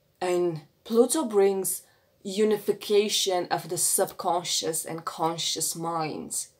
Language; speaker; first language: English; non-native, fluent; Romanian